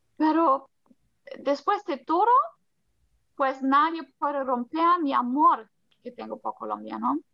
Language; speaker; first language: Spanish; non-native, fluent; German